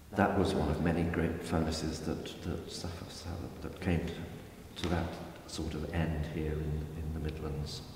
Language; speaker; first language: English; native; English